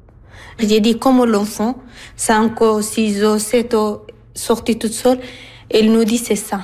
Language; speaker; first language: French; non-native, learner; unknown